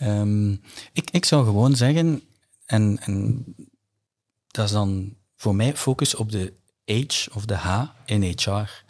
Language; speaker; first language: Dutch; native; Dutch